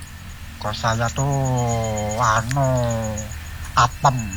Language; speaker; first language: Indonesian; native; Indonesian